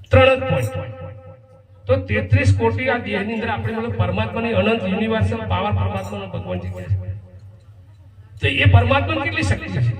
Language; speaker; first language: Gujarati; native; Gujarati